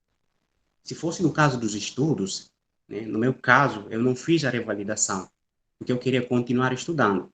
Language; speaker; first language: Portuguese; non-native, local second language; Upper Guinea Crioulo